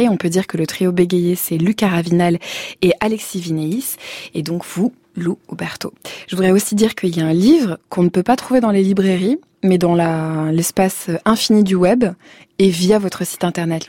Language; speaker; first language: French; native; French